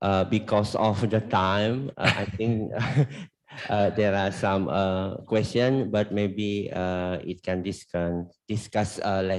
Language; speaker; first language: English; non-native, learner; Indonesian